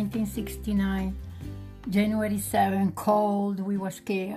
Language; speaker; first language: English; non-native, learner; Italian